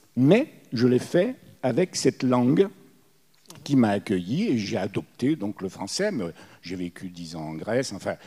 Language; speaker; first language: French; early bilingual, other home language; Italian